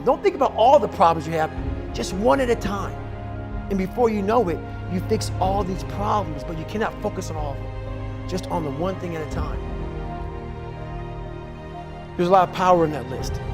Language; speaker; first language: English; native; English